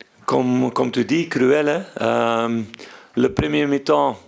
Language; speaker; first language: French; non-native, fluent; Dutch